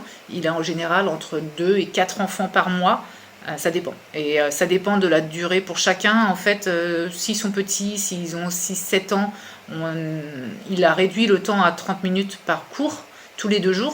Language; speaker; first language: French; native; French